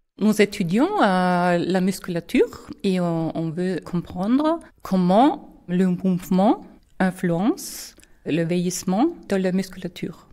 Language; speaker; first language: French; non-native, fluent; German